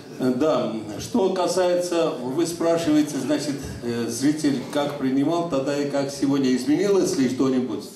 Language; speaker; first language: Russian; non-native, local second language; Georgian